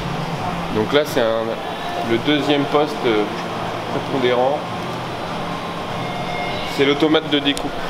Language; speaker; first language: French; native; French